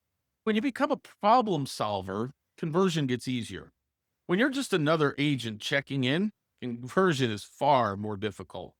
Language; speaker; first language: English; native; English